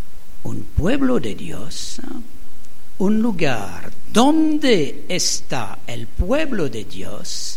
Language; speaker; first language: Spanish; non-native, learner; French